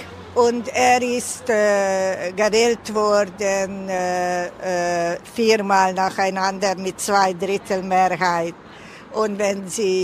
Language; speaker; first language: German; non-native, fluent; Hungarian